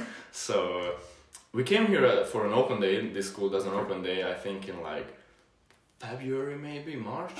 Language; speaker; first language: English; non-native, fluent; Hungarian